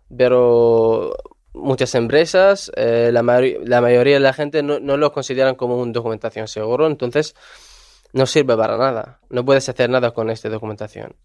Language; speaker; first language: Spanish; non-native, fluent; Arabic